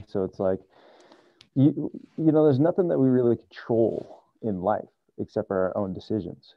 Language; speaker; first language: English; native; English